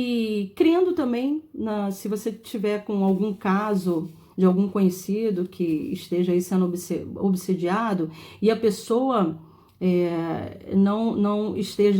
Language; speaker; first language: Portuguese; native; Portuguese